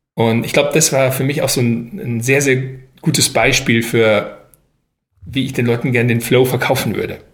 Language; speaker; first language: German; native; German